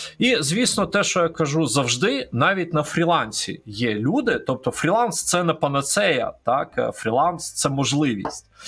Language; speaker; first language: Ukrainian; non-native, local second language; Russian